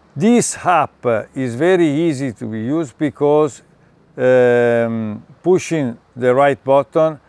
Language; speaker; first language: English; non-native, fluent; Italian